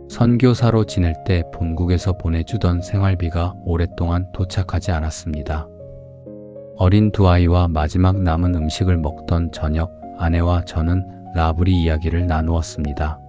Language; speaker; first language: Korean; native; Korean